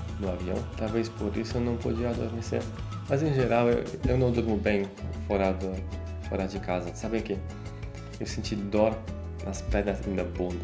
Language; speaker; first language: Portuguese; non-native, fluent; Polish